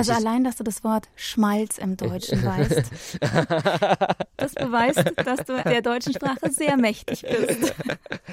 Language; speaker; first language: German; native; German